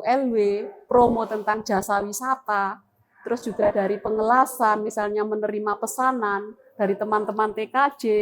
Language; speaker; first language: Indonesian; native; Indonesian